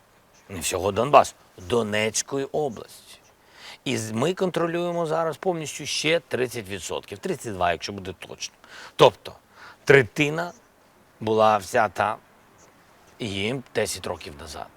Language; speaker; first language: Ukrainian; non-native, local second language; Russian